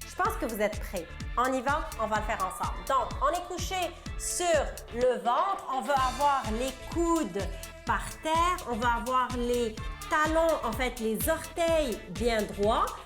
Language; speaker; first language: French; non-native, local second language; Arabic